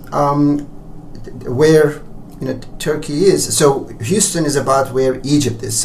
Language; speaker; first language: English; non-native, fluent; Turkish